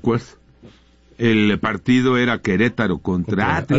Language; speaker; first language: Spanish; native; Spanish